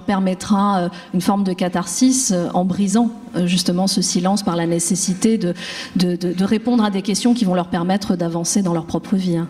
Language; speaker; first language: French; native; French